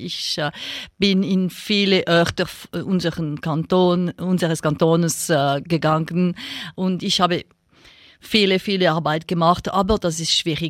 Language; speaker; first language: German; non-native, local second language; French